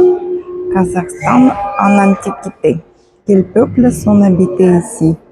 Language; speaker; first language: French; non-native, fluent; Russian